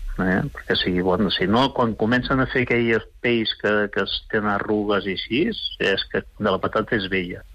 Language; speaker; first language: Catalan; native; Catalan